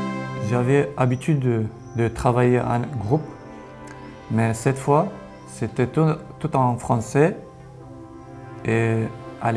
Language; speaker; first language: French; non-native, learner; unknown